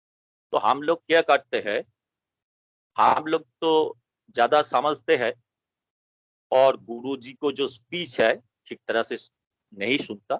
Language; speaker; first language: Hindi; non-native, local second language; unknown